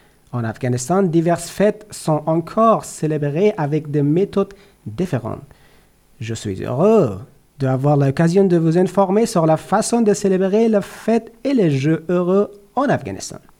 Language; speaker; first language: French; non-native, learner; Persian